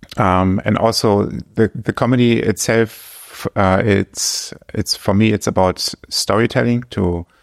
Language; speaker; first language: English; non-native, fluent; German